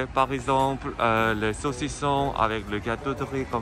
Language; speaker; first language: French; non-native, fluent; Korean